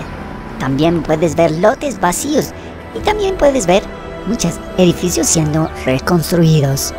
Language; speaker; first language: Spanish; non-native, learner; English